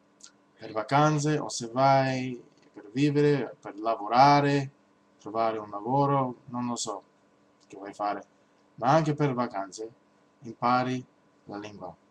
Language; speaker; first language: Italian; non-native, learner; English